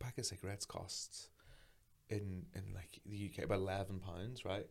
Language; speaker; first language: English; native; English